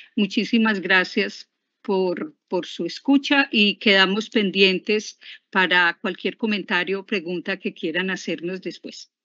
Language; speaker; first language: Spanish; native; Spanish